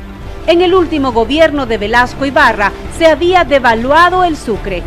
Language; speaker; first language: Spanish; native; Spanish